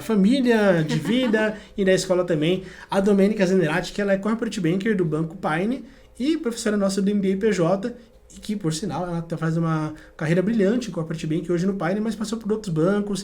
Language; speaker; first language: Portuguese; native; Portuguese